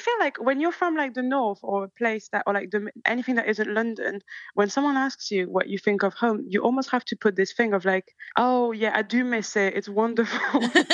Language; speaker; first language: English; non-native, fluent; French